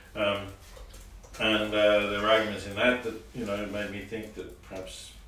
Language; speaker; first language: English; native; English